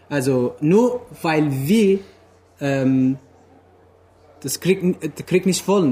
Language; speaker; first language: German; non-native, fluent; Kurdish